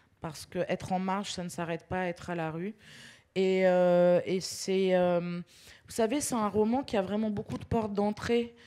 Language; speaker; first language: French; early bilingual, other home language; Arabic